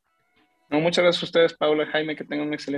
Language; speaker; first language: Spanish; native; Spanish